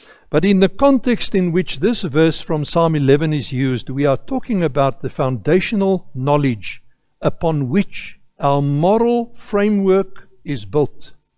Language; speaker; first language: English; non-native, local second language; Afrikaans